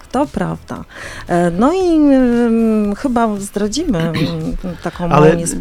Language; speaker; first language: Polish; native; Polish